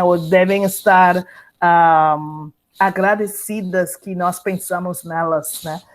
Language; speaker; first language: Portuguese; non-native, fluent; English